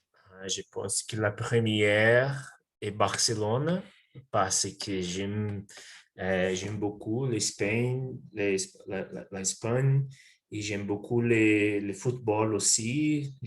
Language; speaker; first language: French; non-native, learner; Portuguese